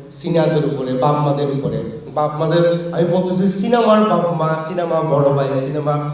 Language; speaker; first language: Bangla; non-native, local second language; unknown